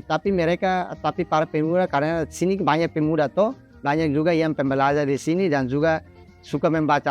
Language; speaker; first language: Indonesian; non-native, fluent; Tetum